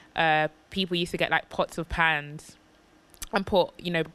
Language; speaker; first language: English; native; English